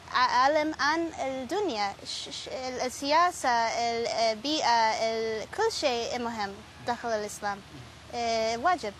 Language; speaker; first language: Arabic; non-native, learner; Spanish